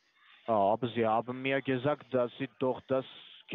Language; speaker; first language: German; non-native, fluent; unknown